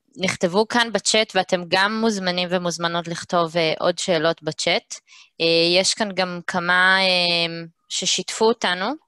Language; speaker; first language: Hebrew; native; Hebrew